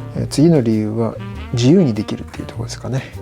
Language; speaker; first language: Japanese; native; Japanese